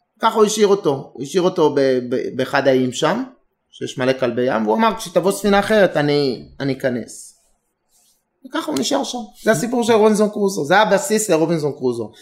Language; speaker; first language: Hebrew; native; Hebrew